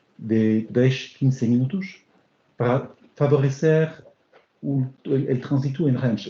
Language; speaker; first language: Portuguese; non-native, learner; French